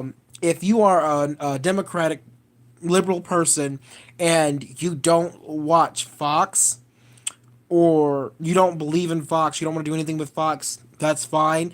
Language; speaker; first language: English; native; English